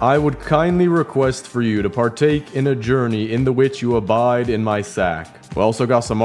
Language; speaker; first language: English; native; English